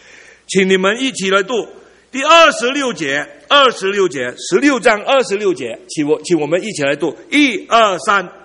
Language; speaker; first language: Chinese; early bilingual, heritage; Cantonese